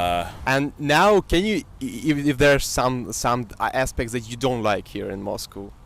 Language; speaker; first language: English; non-native, fluent; Russian